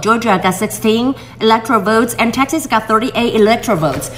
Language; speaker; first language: English; non-native, fluent; Chinese